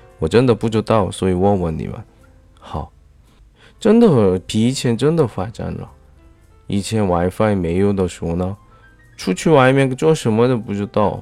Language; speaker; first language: Chinese; non-native, fluent; Korean